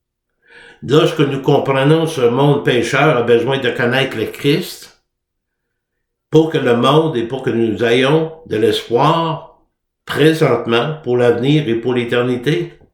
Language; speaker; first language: French; native; French